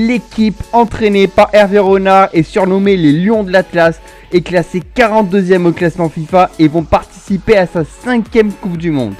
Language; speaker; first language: French; native; French